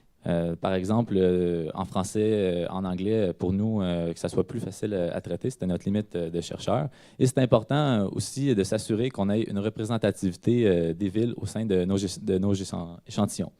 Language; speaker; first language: French; native; French